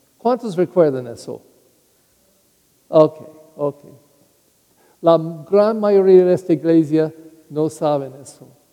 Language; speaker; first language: Spanish; non-native, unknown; English